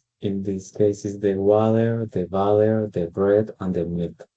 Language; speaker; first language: English; non-native, learner; Spanish